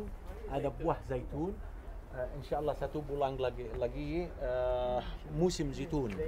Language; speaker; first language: Indonesian; non-native, learner; Arabic